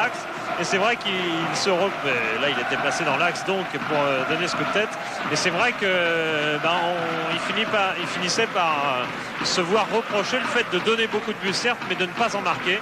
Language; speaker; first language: French; native; French